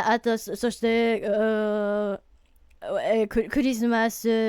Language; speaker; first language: Japanese; non-native, learner; English